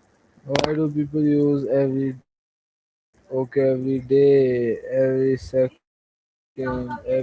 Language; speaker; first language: English; non-native, learner; Urdu